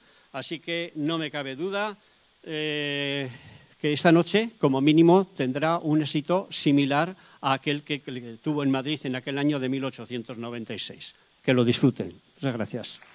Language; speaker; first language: Spanish; native; Spanish